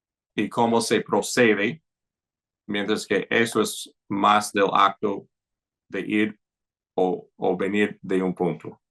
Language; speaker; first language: Spanish; non-native, fluent; English